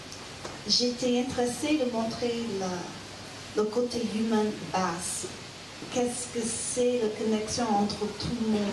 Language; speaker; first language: French; non-native, fluent; English